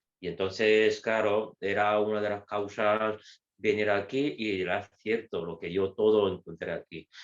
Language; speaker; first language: Spanish; non-native, fluent; Japanese